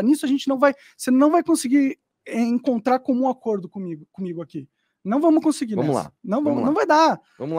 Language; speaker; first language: Portuguese; native; Portuguese